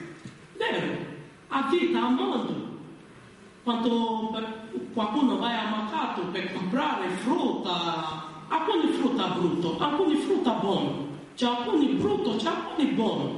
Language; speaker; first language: Italian; non-native, learner; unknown